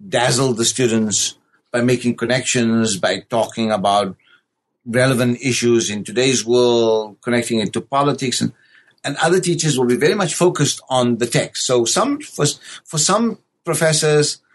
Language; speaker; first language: English; native; English